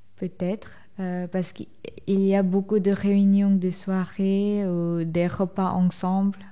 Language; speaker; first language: French; non-native, fluent; Korean